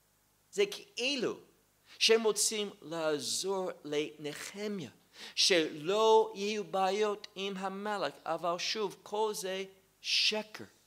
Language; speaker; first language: Hebrew; non-native, fluent; English